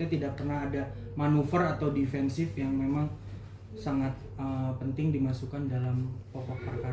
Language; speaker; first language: Indonesian; native; Indonesian